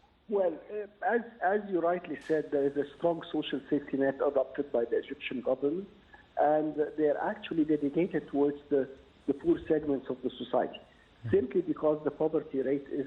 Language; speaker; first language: English; non-native, fluent; Arabic